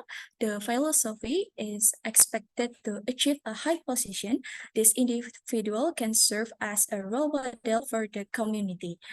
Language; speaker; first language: English; non-native, learner; Indonesian